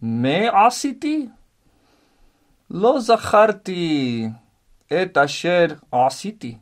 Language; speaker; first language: Hebrew; non-native, learner; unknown